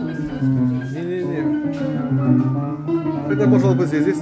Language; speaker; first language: Russian; native; Russian